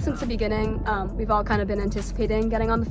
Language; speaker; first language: English; native; English